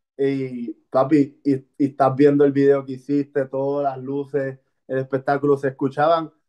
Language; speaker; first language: Spanish; native; Spanish